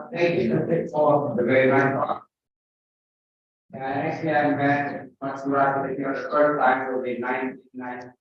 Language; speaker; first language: English; non-native, fluent; Indonesian